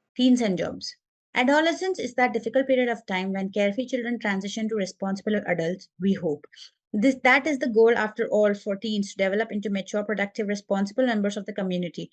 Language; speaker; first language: English; non-native, local second language; Malayalam